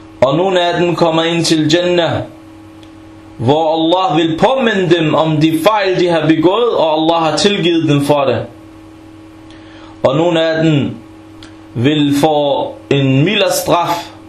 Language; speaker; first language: Danish; non-native, fluent; Arabic